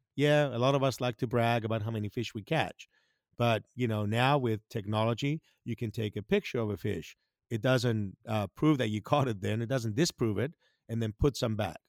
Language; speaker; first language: English; non-native, fluent; Greek